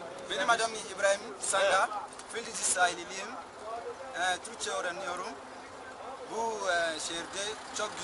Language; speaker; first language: Turkish; non-native, learner; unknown